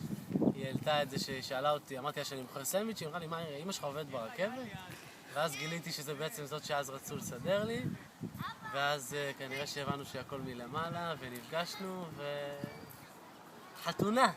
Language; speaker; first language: Hebrew; native; Hebrew